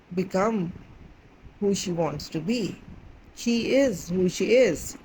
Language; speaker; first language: English; non-native, local second language; Urdu